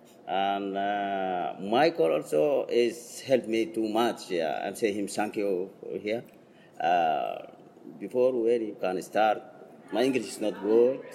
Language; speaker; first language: English; non-native, learner; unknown